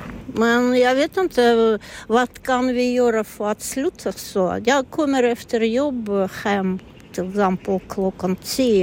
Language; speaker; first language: Swedish; non-native, learner; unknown